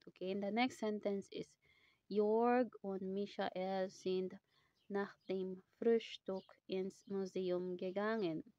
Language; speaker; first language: German; non-native, fluent; Filipino